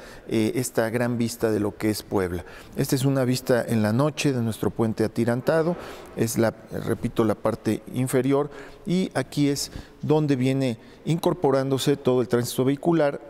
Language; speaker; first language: Spanish; native; Spanish